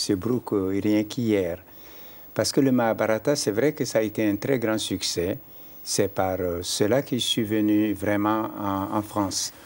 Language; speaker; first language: French; non-native, local second language; Mandingo